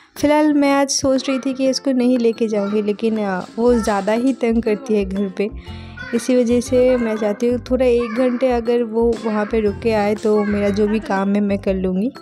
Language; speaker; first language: Hindi; non-native, local second language; Bangla